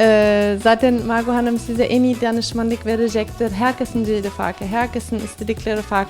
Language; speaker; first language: Turkish; early bilingual, heritage; Turkish